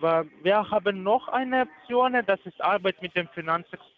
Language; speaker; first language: German; non-native, learner; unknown